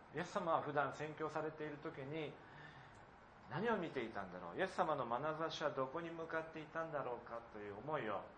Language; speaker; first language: Japanese; native; Japanese